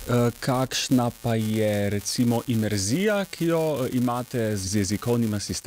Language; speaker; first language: Slovenian; native; Slovenian